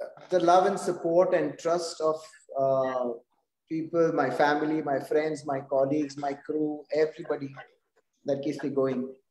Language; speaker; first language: English; non-native, local second language; Hindi